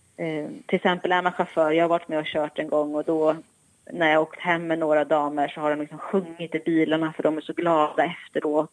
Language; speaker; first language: Swedish; native; Swedish